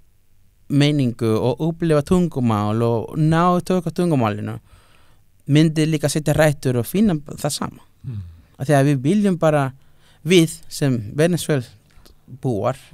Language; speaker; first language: Icelandic; non-native, fluent; Spanish